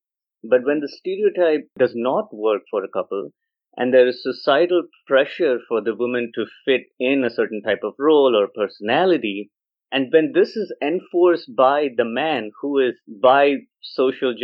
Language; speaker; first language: English; non-native, local second language; Odia